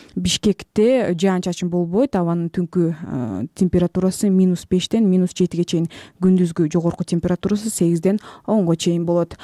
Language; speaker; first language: Kyrgyz; native; Kyrgyz